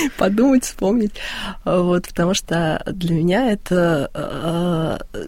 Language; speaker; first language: Russian; native; Russian